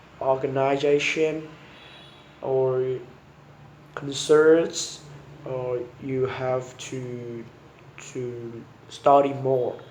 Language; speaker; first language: English; non-native, learner; Vietnamese